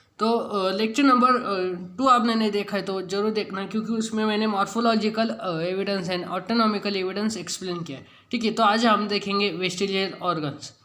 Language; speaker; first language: Hindi; non-native, local second language; Marathi